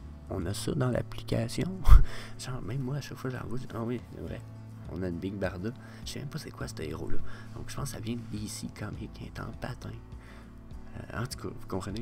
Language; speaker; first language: French; native; French